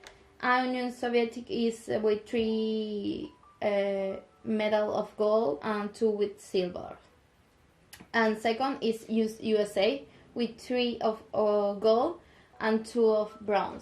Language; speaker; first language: English; non-native, local second language; Spanish